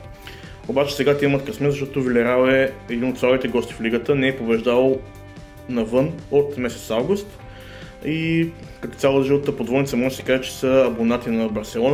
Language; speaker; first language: Bulgarian; native; Bulgarian